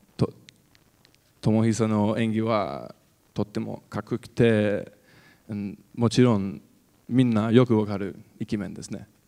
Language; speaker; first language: Japanese; non-native, learner; English